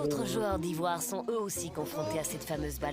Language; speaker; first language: French; native; French